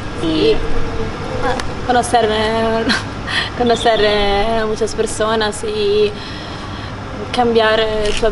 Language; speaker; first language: Spanish; non-native, learner; Italian